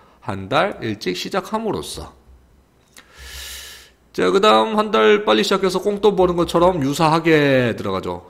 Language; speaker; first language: Korean; native; Korean